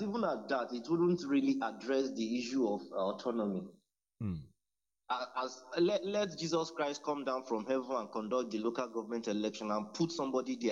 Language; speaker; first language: English; non-native, local second language; Yoruba